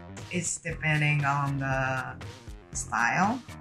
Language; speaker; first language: English; non-native, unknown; Japanese